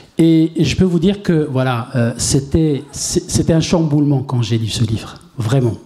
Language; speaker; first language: French; non-native, local second language; Arabic